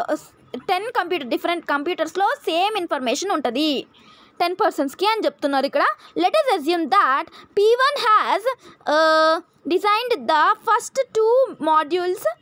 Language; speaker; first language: Telugu; native; Telugu